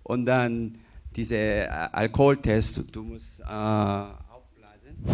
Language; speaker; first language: German; non-native, fluent; Korean